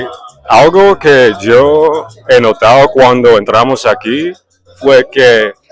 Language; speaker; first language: Spanish; non-native, learner; English